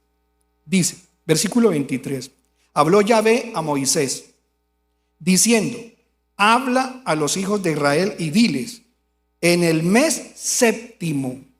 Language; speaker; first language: Spanish; native; Spanish